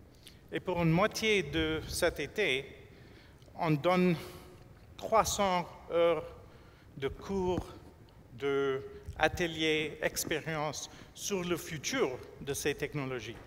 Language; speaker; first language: French; non-native, fluent; English